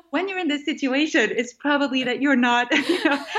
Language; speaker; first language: English; non-native, fluent; French